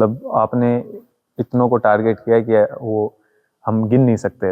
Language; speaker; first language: Hindi; native; Hindi